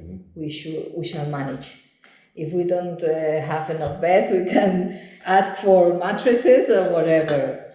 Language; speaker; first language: English; non-native, fluent; Spanish